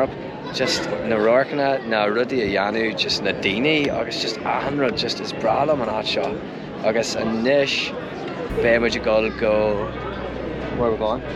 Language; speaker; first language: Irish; non-native, local second language; English